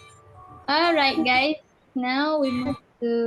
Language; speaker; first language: English; non-native, fluent; Indonesian